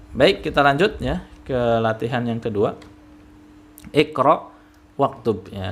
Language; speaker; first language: Indonesian; native; Indonesian